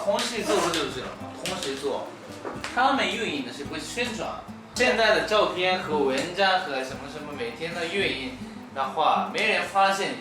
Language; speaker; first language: Chinese; non-native, fluent; Japanese